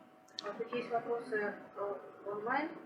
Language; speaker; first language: Russian; native; Russian